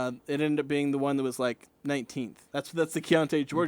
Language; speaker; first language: English; native; English